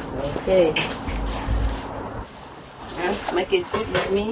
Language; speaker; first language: English; non-native, fluent; Vietnamese